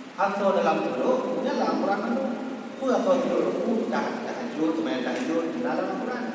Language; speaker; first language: Malay; non-native, local second language; Achinese